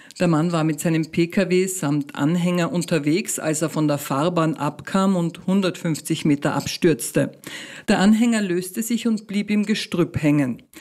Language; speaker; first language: German; native; German